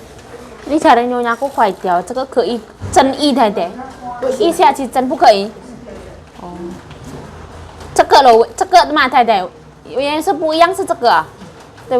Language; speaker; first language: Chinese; non-native, learner; Javanese